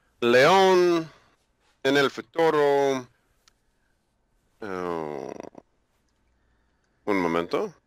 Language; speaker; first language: Spanish; non-native, learner; English